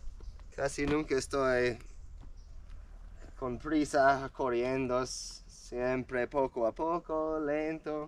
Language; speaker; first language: Spanish; non-native, fluent; English